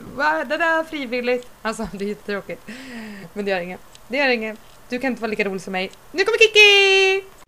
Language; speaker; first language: Swedish; native; Swedish